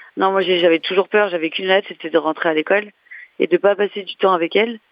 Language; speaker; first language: French; native; French